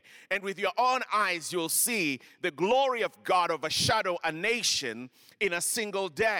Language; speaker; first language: English; non-native, local second language; Luyia